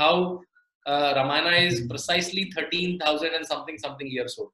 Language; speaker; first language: English; non-native, local second language; Hindi